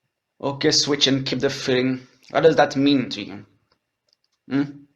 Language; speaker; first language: English; non-native, learner; French